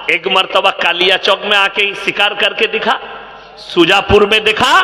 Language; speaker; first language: Hindi; non-native, local second language; Bangla